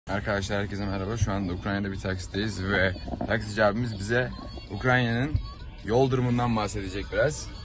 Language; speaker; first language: Turkish; native; Turkish